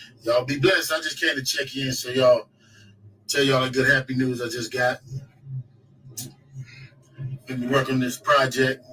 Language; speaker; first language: English; native; English